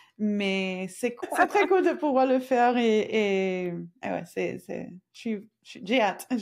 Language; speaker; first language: French; non-native, fluent; Spanish